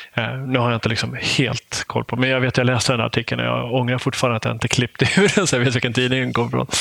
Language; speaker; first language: Swedish; native; Swedish